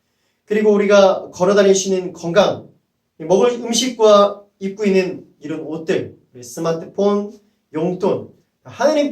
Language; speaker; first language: Korean; native; Korean